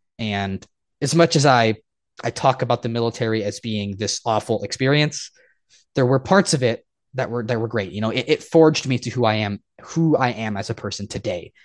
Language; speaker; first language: English; native; English